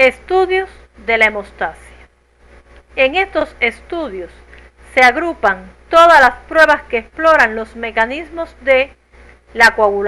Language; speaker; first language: Spanish; native; Spanish